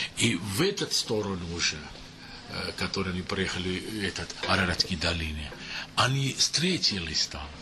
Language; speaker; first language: Russian; non-native, local second language; Armenian